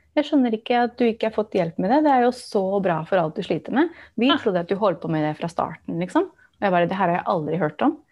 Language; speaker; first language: Norwegian; non-native, fluent; English